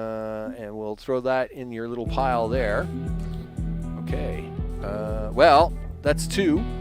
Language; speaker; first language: English; native; English